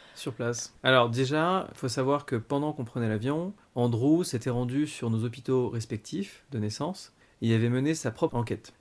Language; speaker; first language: French; native; French